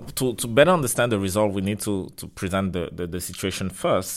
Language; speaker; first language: English; non-native, local second language; French